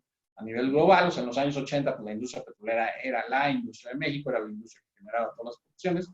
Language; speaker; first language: Spanish; native; Spanish